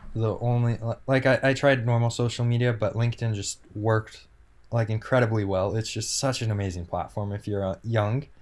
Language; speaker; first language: English; native; English